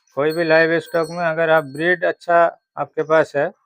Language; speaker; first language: Hindi; non-native, local second language; Bangla